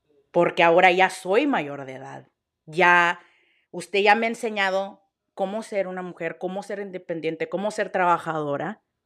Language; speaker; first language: Spanish; early bilingual, heritage; Spanish